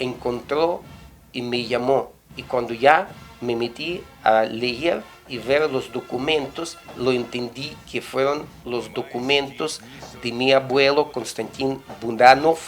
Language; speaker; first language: Spanish; non-native, fluent; Russian